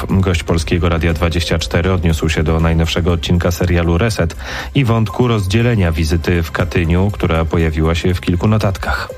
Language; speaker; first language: Polish; native; Polish